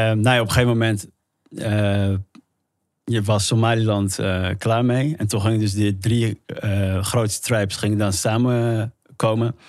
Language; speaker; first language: Dutch; early bilingual, other home language; Somali